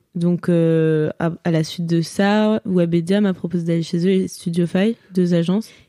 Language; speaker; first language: French; native; French